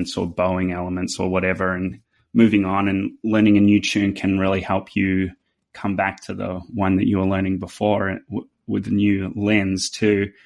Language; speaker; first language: English; native; English